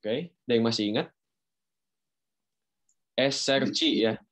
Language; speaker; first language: Indonesian; native; Indonesian